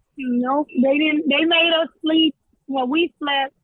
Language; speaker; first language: English; native; English